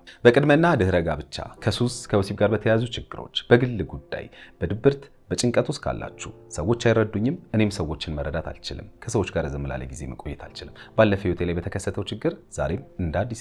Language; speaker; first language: Amharic; native; Amharic